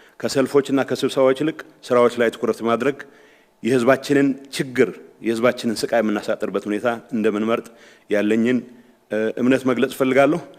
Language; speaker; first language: Amharic; non-native, local second language; Tigrinya